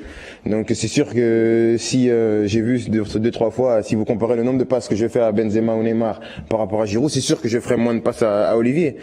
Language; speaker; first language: French; native; French